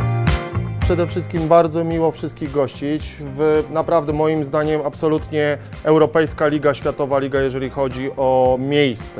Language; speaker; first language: Polish; native; Polish